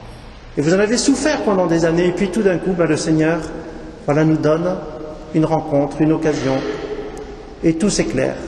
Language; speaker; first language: French; native; French